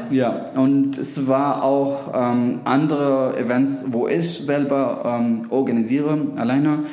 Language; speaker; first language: German; non-native, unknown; Arabic